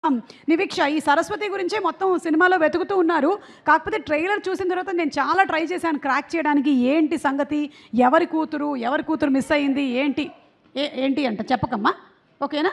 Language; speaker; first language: Telugu; native; Telugu